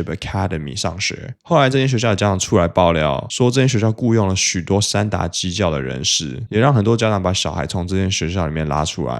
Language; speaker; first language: Chinese; native; Chinese